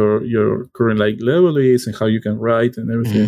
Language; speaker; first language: English; non-native, fluent; Spanish